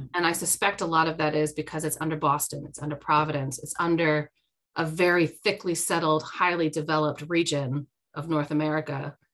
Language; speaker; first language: English; native; English